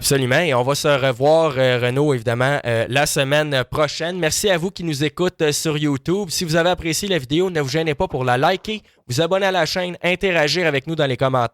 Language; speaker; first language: French; native; French